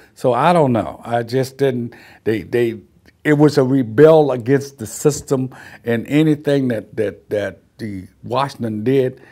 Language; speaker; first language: English; native; English